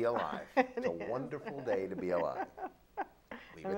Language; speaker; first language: English; native; English